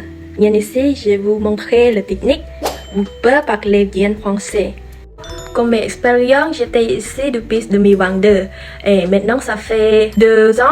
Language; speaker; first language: French; non-native, learner; Khmer